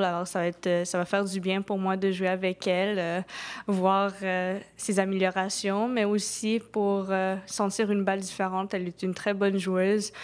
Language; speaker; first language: French; non-native, local second language; English